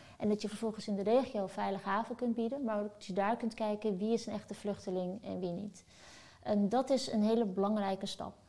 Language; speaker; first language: Dutch; early bilingual, other home language; Turkish